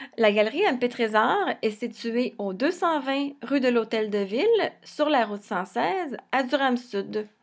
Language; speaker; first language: French; native; French